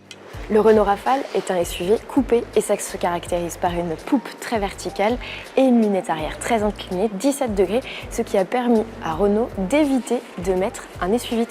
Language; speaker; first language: French; native; French